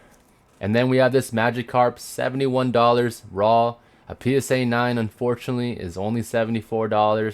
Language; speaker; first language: English; native; English